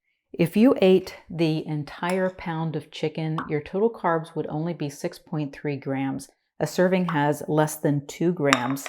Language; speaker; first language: English; native; English